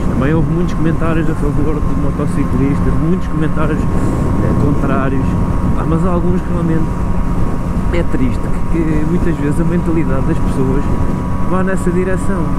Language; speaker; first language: Portuguese; native; Portuguese